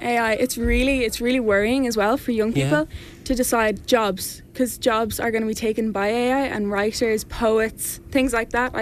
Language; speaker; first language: English; native; English